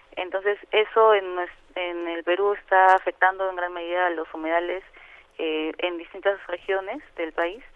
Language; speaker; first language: Spanish; native; Spanish